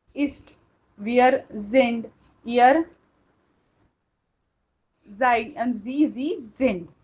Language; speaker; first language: German; non-native, fluent; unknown